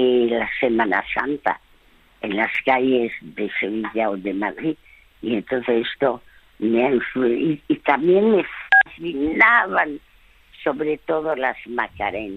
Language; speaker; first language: Spanish; early bilingual, other home language; French